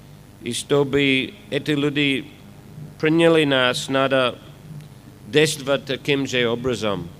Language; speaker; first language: Russian; non-native, fluent; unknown